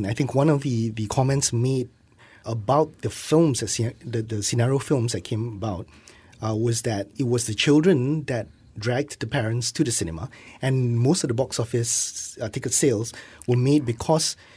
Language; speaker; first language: English; non-native, local second language; Malay